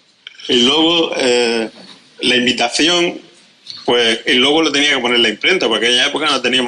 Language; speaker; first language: Spanish; native; Spanish